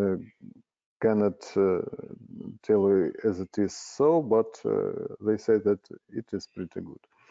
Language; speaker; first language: English; non-native, learner; Russian